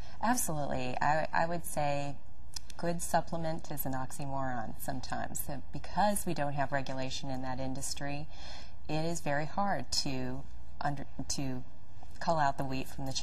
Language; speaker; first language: English; native; English